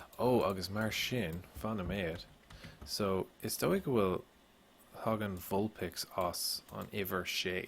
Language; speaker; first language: Irish; non-native, local second language; English